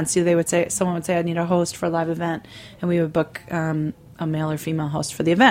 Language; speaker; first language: English; native; English